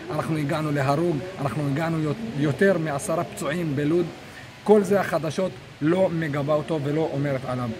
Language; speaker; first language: Hebrew; non-native, local second language; Arabic